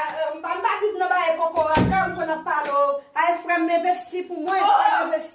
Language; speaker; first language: Portuguese; non-native, learner; Haitian Creole